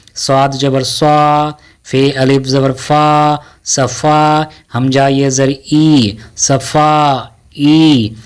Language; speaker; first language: Urdu; native; Urdu